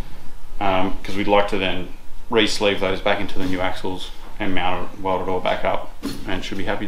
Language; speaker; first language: English; native; English